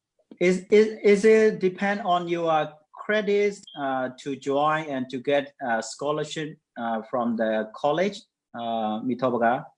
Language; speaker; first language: English; non-native, fluent; Mon